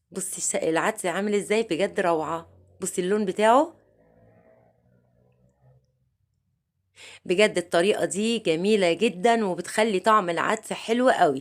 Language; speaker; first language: Arabic; native; Arabic